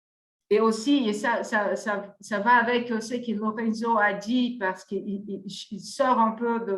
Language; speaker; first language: French; non-native, fluent; Portuguese